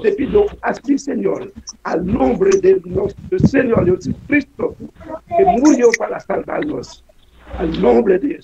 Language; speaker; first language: Spanish; non-native, learner; Haitian Creole